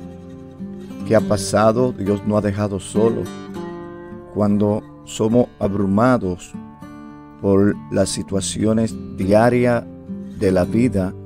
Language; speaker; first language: Spanish; native; Spanish